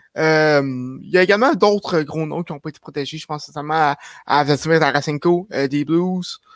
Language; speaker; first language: French; native; French